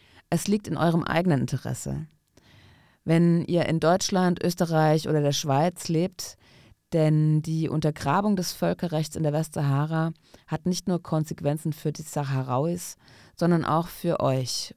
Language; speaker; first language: German; non-native, fluent; Arabic